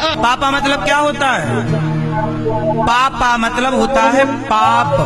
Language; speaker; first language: Hindi; native; Hindi